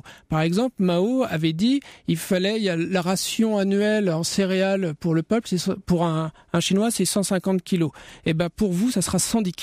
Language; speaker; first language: French; native; French